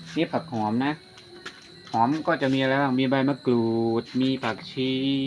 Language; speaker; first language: Thai; native; Thai